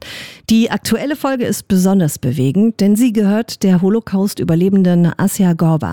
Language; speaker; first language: German; native; German